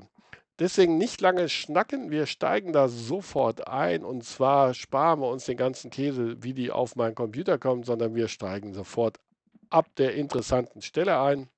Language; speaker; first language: German; native; German